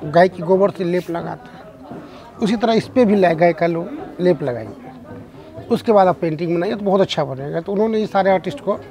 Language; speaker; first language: Hindi; native; Hindi